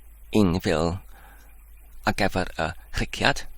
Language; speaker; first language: Welsh; non-native, learner; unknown